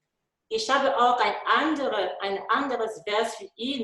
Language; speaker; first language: German; non-native, learner; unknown